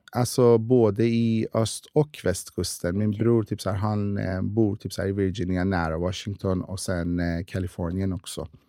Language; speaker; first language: Swedish; non-native, fluent; Persian